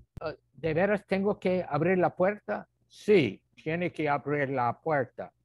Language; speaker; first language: Spanish; non-native, fluent; English